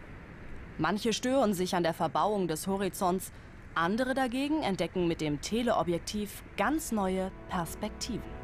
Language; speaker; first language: German; native; German